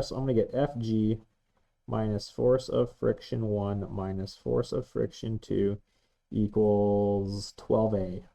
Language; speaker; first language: English; native; English